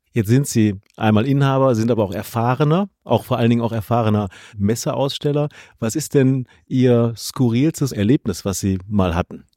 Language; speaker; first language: German; native; German